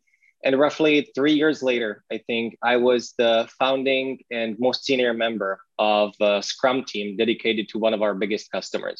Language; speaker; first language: English; non-native, fluent; Czech